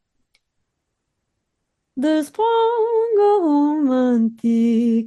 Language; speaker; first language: English; non-native, fluent; Spanish